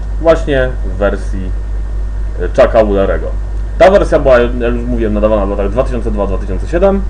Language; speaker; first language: Polish; native; Polish